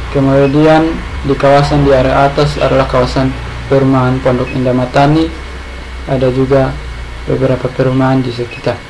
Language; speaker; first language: Indonesian; native; Indonesian